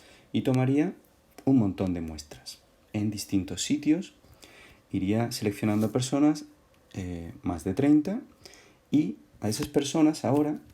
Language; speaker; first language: Spanish; native; Spanish